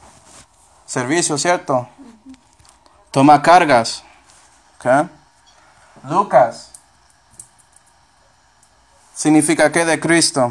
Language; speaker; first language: Spanish; non-native, fluent; English